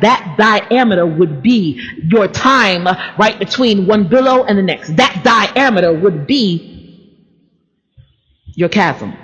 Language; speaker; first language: English; native; English